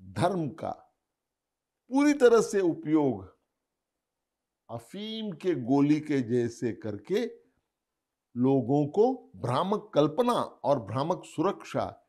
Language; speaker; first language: Hindi; non-native, local second language; Marathi